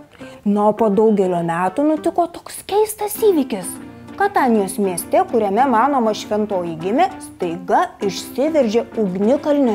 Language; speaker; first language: Lithuanian; native; Lithuanian